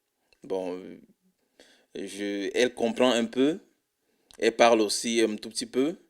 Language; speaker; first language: French; non-native, fluent; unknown